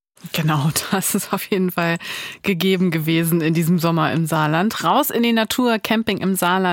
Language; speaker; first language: German; native; German